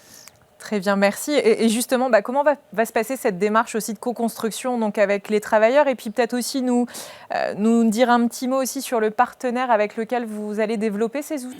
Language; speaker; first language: French; native; French